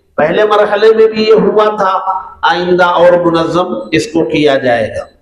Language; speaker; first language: Urdu; native; Urdu